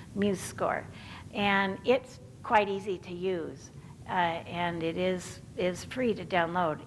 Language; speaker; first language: English; native; English